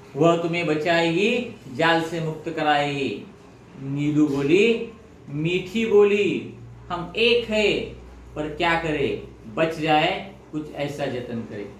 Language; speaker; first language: Hindi; non-native, local second language; Marathi